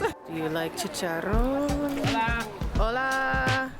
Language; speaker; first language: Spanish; early bilingual, heritage; Spanish